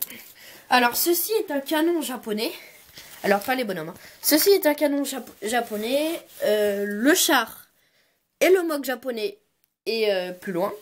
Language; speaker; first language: French; native; French